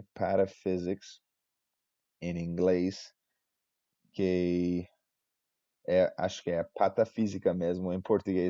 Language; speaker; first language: Portuguese; non-native, fluent; English